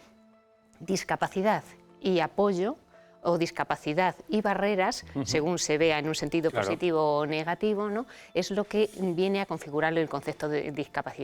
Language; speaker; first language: Spanish; native; Spanish